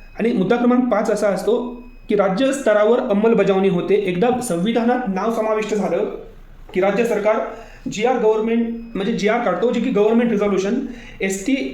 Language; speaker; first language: Marathi; non-native, local second language; Lambadi